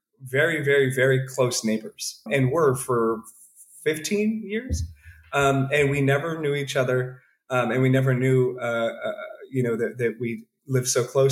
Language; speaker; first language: English; native; English